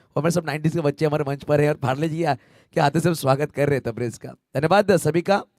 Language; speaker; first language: Hindi; non-native, local second language; Marathi